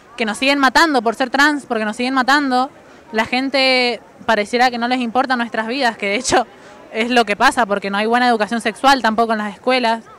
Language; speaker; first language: Spanish; native; Spanish